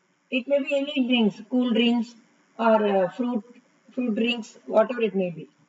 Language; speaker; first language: English; non-native, local second language; Tamil